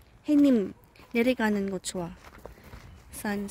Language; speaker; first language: Korean; non-native, learner; Filipino